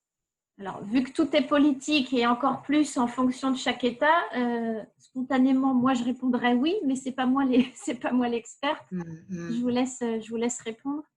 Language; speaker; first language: French; native; French